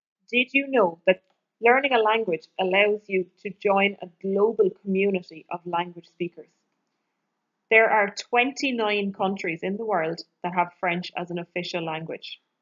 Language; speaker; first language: English; native; English